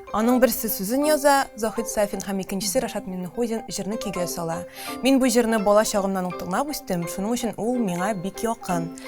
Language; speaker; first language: Tatar; native; Tatar